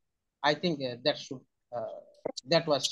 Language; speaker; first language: English; non-native, learner; Bangla